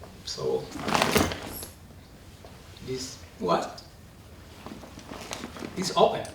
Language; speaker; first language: English; non-native, learner; Portuguese